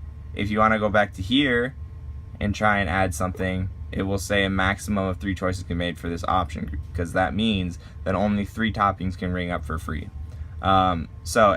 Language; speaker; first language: English; native; English